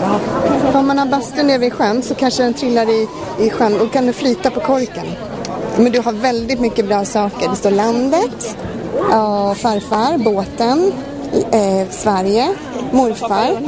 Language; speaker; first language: Swedish; native; Swedish